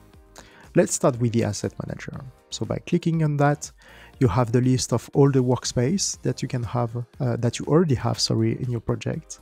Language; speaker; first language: English; non-native, fluent; French